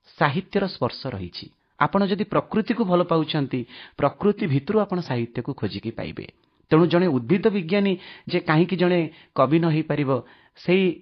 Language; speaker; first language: Odia; native; Odia